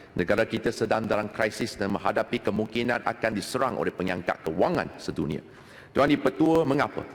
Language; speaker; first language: Malay; non-native, local second language; Chinese